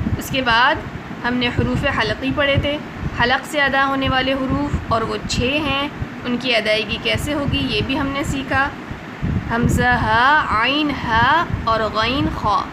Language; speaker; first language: Urdu; native; Urdu